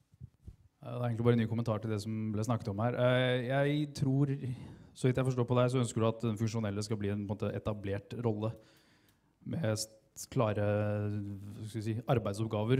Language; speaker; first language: Norwegian; native; Norwegian